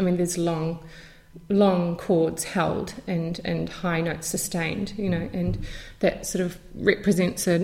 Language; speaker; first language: English; native; English